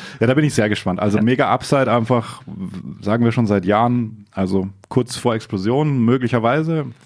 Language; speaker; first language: German; native; German